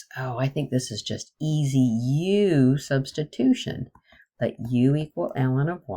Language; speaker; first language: English; native; English